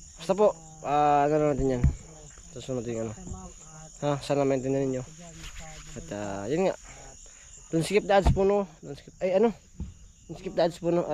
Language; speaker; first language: Filipino; non-native, local second language; Cebuano